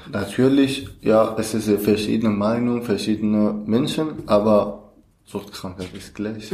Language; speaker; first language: German; non-native, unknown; Kurdish